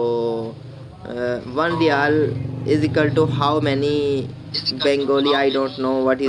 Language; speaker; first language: English; non-native, learner; Urdu